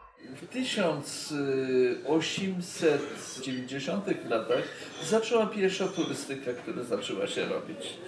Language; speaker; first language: Polish; early bilingual, heritage; Polish